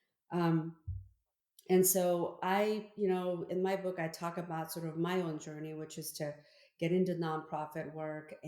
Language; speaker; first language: English; early bilingual, other home language; Korean